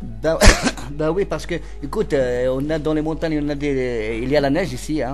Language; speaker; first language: French; non-native, local second language; Central Atlas Tamazight